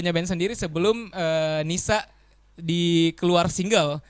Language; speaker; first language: Indonesian; native; Indonesian